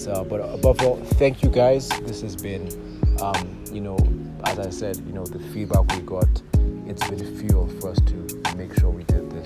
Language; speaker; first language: English; non-native, local second language; Yoruba